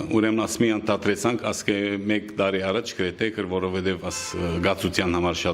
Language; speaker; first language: Armenian; native; Armenian